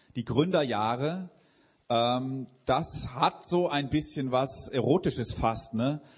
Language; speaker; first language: German; native; German